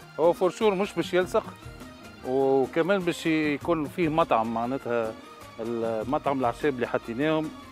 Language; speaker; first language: Arabic; native; Arabic